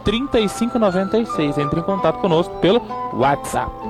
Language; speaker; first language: Portuguese; native; Portuguese